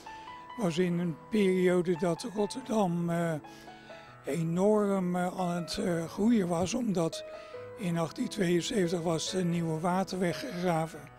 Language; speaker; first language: Dutch; native; Dutch